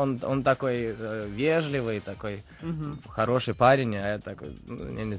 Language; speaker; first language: Russian; early bilingual, heritage; Russian